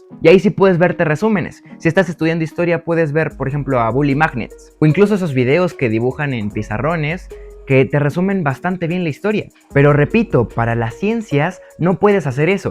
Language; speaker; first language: Spanish; native; Spanish